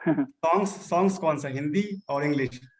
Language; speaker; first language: Hindi; native; Hindi